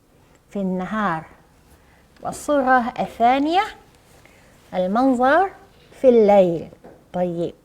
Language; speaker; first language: Arabic; non-native, fluent; Malay